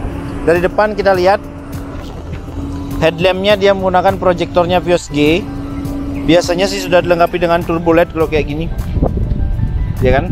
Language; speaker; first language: Indonesian; native; Indonesian